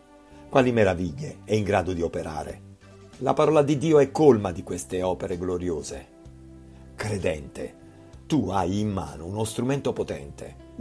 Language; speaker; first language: Italian; native; Italian